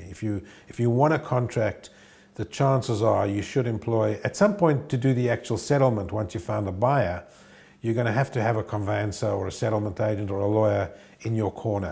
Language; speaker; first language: English; native; English